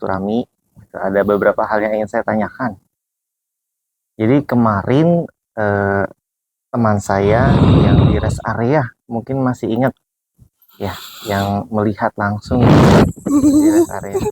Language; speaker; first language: Indonesian; native; Indonesian